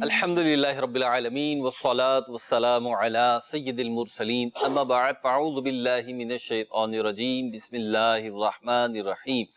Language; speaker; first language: Urdu; native; Urdu